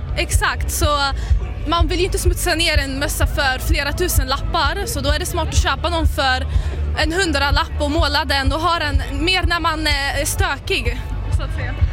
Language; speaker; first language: Swedish; early bilingual, other home language; Arabic